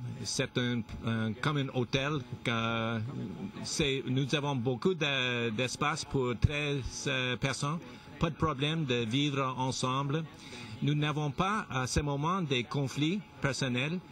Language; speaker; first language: French; non-native, local second language; English